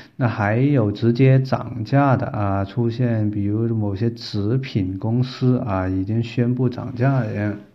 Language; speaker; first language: Chinese; native; Chinese